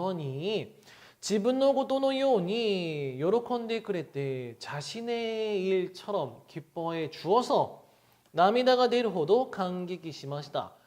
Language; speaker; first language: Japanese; non-native, fluent; Korean